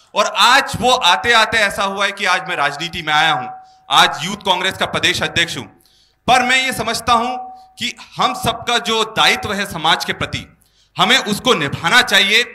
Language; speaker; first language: Hindi; native; Hindi